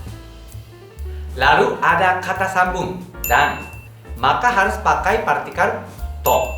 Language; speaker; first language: Indonesian; non-native, fluent; Japanese